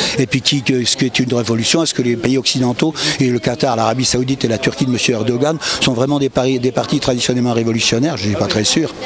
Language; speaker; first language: French; native; French